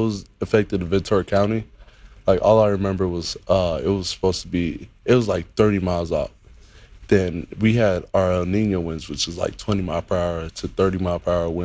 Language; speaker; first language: English; native; English